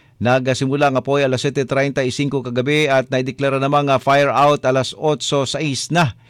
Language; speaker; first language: Filipino; non-native, local second language; Cebuano